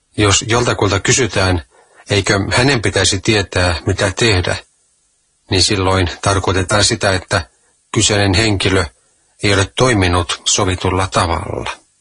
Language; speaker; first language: Finnish; native; Finnish